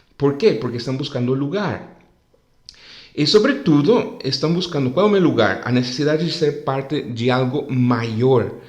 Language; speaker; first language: Portuguese; non-native, fluent; Spanish